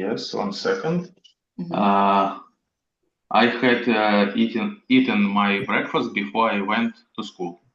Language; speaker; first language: English; non-native, learner; Russian